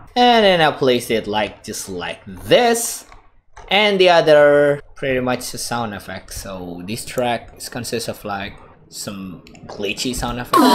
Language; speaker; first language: English; non-native, fluent; Indonesian